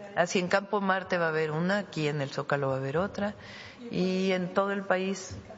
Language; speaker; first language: Spanish; native; Spanish